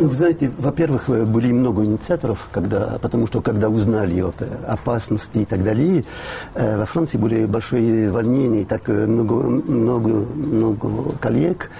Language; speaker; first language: Russian; non-native, fluent; French